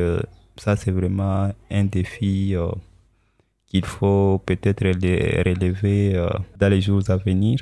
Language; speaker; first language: French; non-native, local second language; Swahili